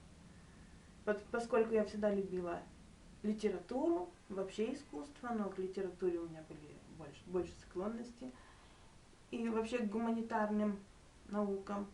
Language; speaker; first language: Russian; native; Russian